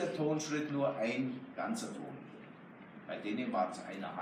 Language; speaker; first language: German; native; German